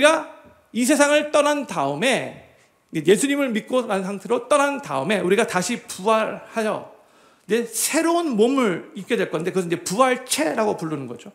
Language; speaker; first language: Korean; native; Korean